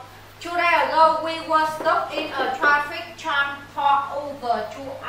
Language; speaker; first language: English; non-native, learner; Vietnamese